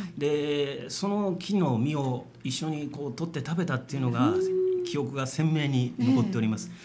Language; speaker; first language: Japanese; native; Japanese